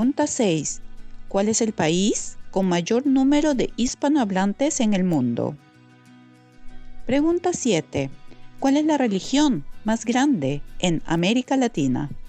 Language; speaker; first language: Spanish; non-native, fluent; Norwegian